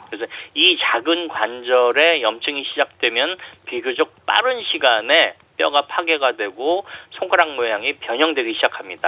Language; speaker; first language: Korean; native; Korean